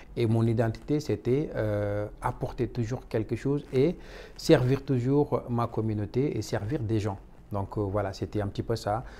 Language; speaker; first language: French; non-native, local second language; Wolof